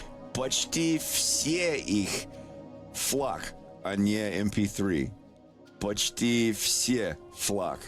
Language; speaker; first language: Russian; non-native, learner; English